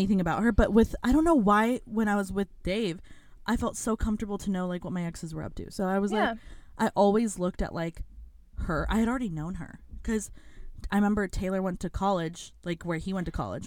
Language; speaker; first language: English; early bilingual, other home language; Spanish